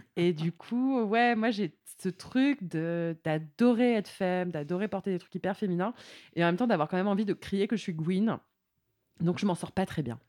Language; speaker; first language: French; native; French